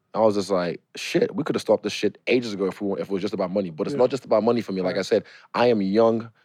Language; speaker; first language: English; native; English